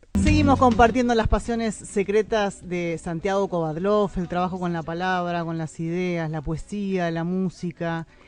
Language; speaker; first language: Spanish; native; Spanish